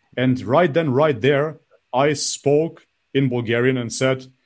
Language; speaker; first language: English; non-native, fluent; Macedonian